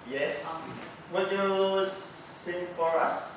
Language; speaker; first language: English; non-native, learner; Indonesian